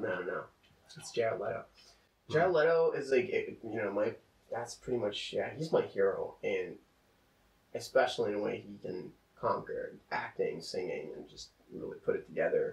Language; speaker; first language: English; non-native, fluent; Czech